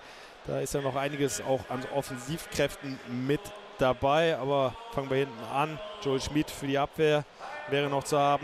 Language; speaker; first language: German; native; German